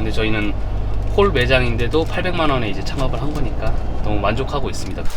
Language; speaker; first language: Korean; native; Korean